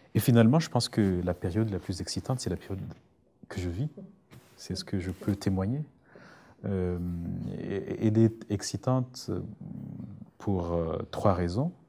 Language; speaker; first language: French; non-native, local second language; Rundi